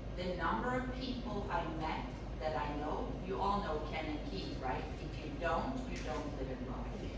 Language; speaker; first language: English; non-native, fluent; Swedish